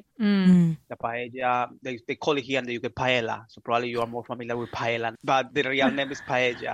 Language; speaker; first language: English; non-native, fluent; Spanish